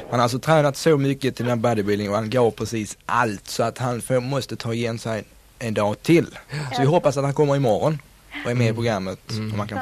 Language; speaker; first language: Swedish; native; Swedish